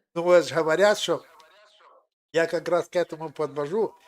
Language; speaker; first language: Russian; non-native, local second language; Ukrainian